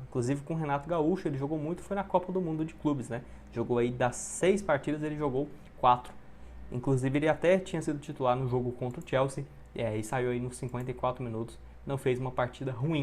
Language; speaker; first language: Portuguese; native; Portuguese